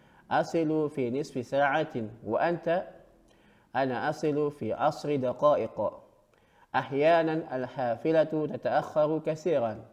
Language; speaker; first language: Arabic; non-native, fluent; Indonesian